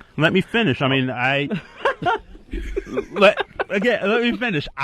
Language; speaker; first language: English; native; English